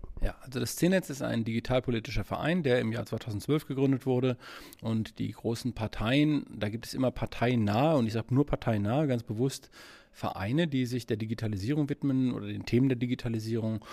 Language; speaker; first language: German; native; German